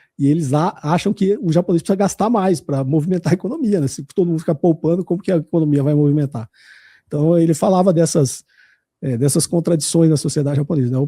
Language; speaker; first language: Portuguese; native; Portuguese